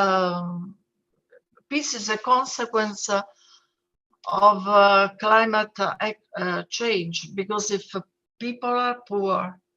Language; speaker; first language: English; non-native, fluent; Italian